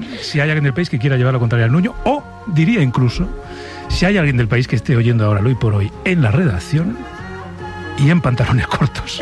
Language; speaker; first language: Spanish; native; Spanish